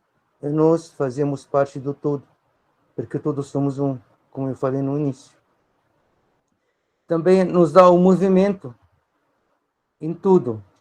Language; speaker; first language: Portuguese; non-native, fluent; Arabic